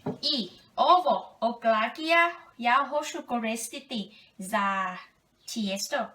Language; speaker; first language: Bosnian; non-native, learner; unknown